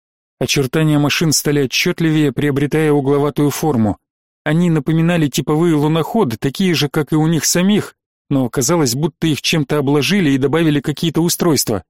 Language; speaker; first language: Russian; native; Russian